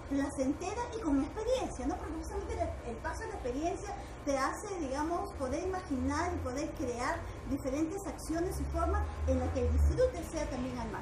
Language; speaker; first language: Spanish; native; Spanish